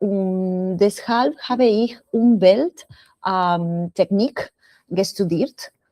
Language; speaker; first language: German; non-native, learner; Spanish